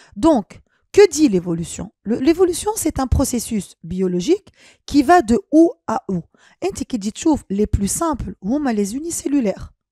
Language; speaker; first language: French; non-native, local second language; Arabic